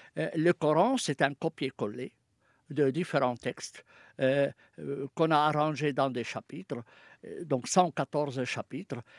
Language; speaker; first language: French; non-native, fluent; Arabic